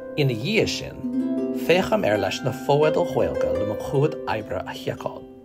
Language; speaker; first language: Irish; non-native, fluent; English